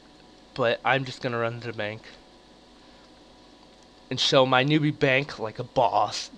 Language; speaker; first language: English; native; English